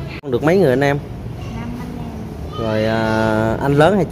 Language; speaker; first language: Vietnamese; native; Vietnamese